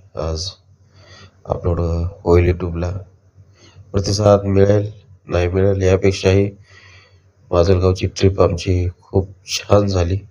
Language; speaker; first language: Marathi; native; Marathi